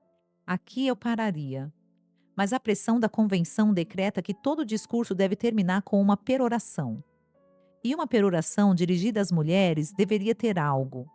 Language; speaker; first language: Portuguese; native; Portuguese